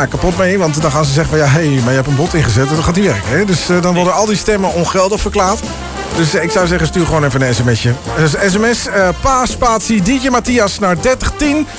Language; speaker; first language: Dutch; native; Dutch